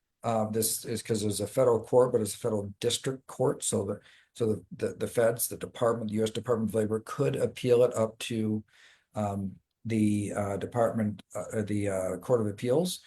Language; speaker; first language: English; native; English